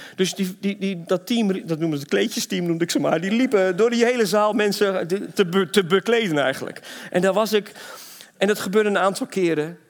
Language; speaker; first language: Dutch; native; Dutch